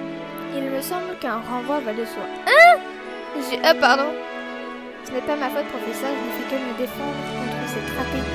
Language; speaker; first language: French; native; French